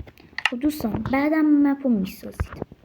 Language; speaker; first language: Persian; native; Persian